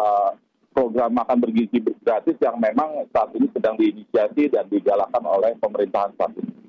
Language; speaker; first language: Indonesian; native; Indonesian